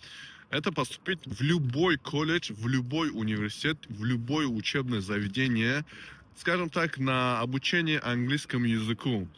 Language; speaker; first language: Russian; non-native, local second language; Tajik